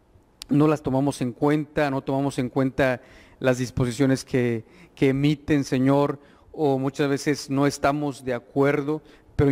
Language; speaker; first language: Spanish; native; Spanish